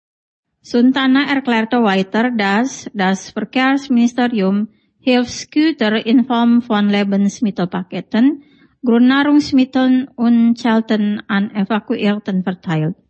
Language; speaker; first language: German; non-native, fluent; Indonesian